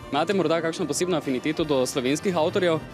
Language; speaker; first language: Slovenian; native; Slovenian